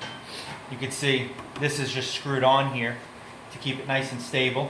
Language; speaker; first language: English; native; English